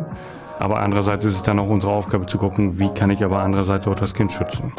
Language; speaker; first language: German; native; German